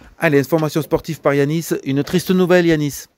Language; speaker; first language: French; native; French